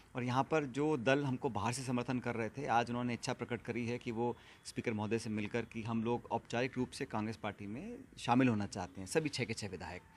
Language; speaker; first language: Hindi; native; Hindi